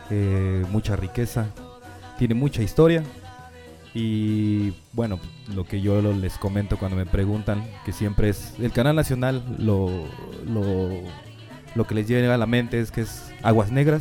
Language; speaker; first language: Spanish; native; Spanish